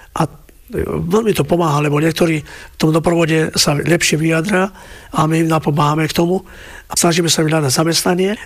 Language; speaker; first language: Slovak; native; Slovak